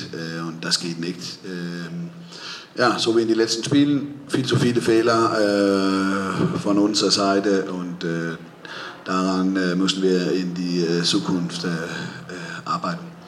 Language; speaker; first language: German; non-native, fluent; Danish